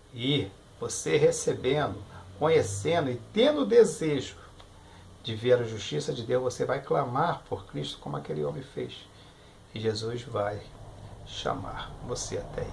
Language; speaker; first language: Portuguese; native; Portuguese